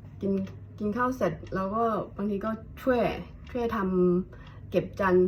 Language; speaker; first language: Thai; non-native, fluent; Hakka Chinese